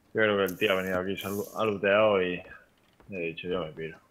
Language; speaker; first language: Spanish; non-native, local second language; Catalan